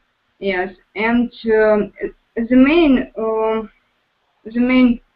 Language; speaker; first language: English; non-native, learner; Russian